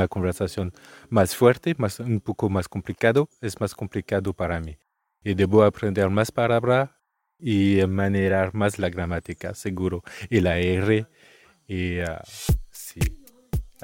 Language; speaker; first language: Spanish; non-native, learner; French